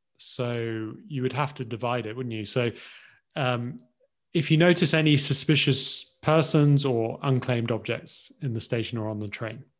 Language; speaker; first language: English; native; English